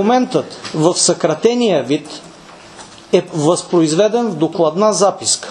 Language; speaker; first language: Bulgarian; native; Bulgarian